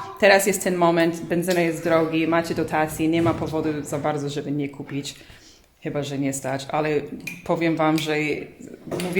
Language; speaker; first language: Polish; non-native, learner; English